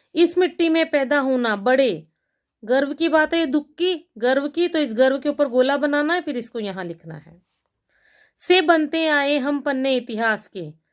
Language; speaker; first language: Hindi; native; Hindi